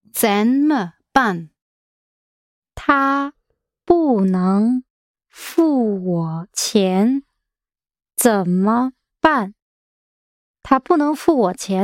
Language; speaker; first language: Chinese; non-native, learner; English